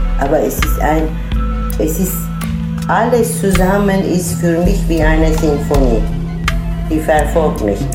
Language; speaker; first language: German; non-native, fluent; Turkish